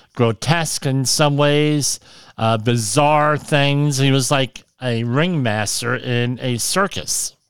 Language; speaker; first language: English; native; English